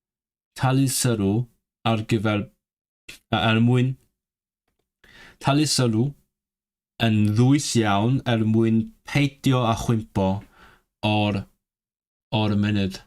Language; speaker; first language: Welsh; non-native, learner; Cantonese